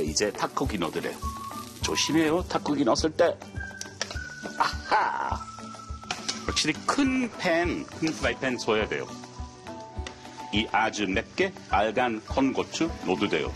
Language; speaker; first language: Korean; non-native, learner; English